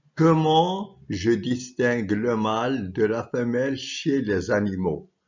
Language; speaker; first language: French; non-native, local second language; Arabic